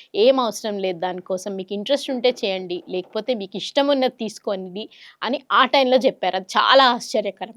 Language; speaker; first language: Telugu; non-native, local second language; Kannada